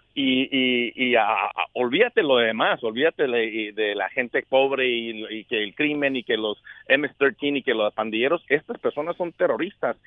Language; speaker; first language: Spanish; early bilingual, heritage; Spanish